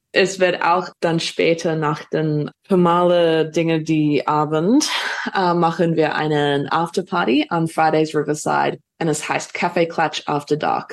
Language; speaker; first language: German; non-native, fluent; English